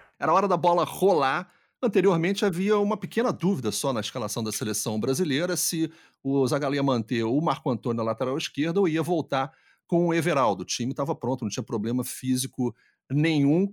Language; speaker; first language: Portuguese; native; Portuguese